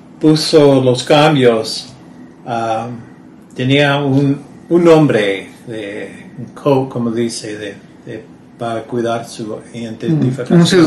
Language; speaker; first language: Spanish; early bilingual, heritage; Spanish